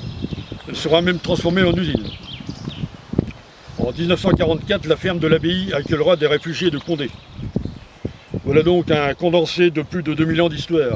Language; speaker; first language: French; native; French